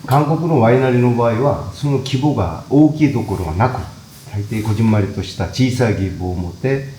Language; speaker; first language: Japanese; non-native, fluent; Korean